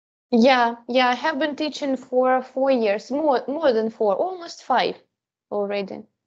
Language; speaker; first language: English; non-native, fluent; Russian